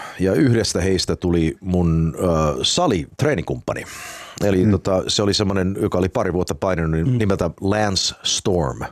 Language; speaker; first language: Finnish; early bilingual, heritage; Finnish